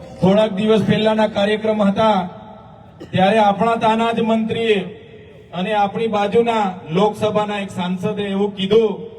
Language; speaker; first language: Gujarati; non-native, local second language; Vasavi